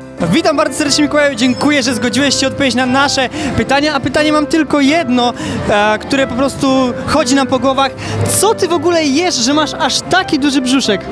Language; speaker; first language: Polish; native; Polish